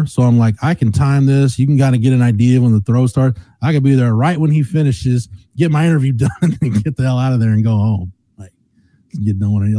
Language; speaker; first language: English; native; English